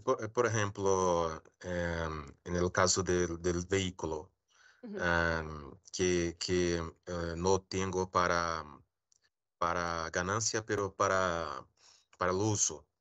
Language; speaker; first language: Spanish; non-native, learner; Portuguese